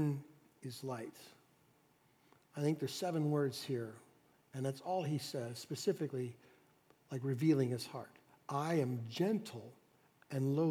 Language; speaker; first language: English; native; English